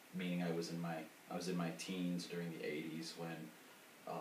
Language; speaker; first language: English; native; English